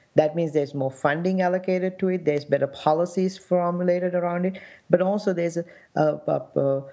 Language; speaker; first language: English; non-native, local second language; Sinhala